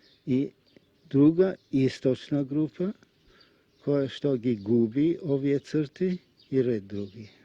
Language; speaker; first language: Macedonian; non-native, fluent; Russian